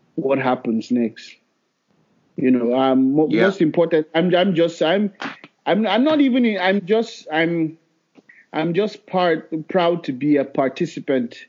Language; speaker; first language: English; non-native, local second language; Hausa